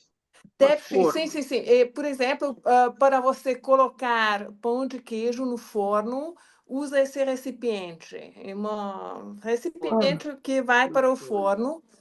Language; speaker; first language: Portuguese; non-native, fluent; Hungarian